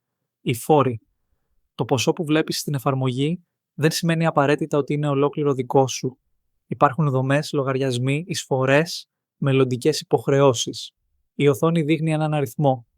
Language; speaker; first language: Greek; native; Greek